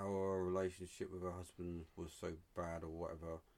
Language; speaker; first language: English; native; English